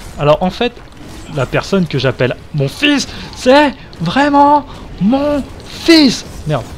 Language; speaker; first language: French; native; French